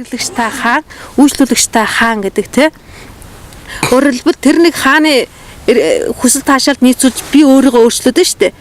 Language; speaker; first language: Mongolian; native; Mongolian